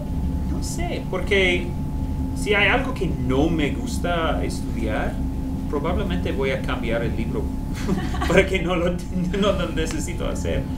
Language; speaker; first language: Spanish; non-native, fluent; English